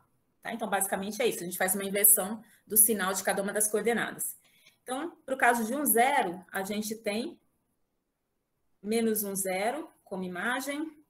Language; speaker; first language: Portuguese; native; Portuguese